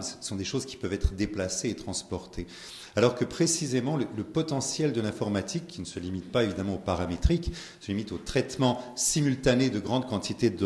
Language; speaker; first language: French; native; French